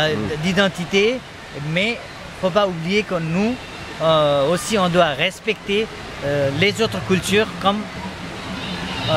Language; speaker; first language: French; non-native, fluent; Nepali